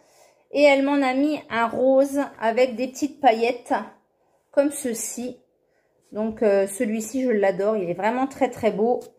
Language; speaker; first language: French; native; French